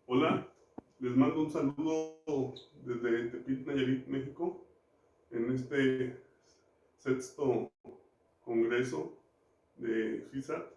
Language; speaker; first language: Spanish; native; Spanish